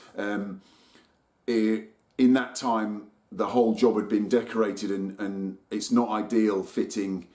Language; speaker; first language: English; native; English